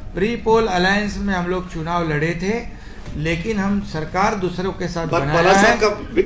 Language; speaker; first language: Hindi; non-native, local second language; Marathi